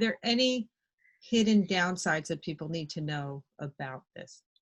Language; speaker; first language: English; native; English